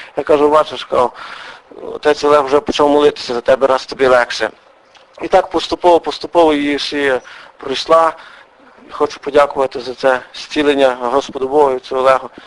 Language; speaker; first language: Ukrainian; native; Ukrainian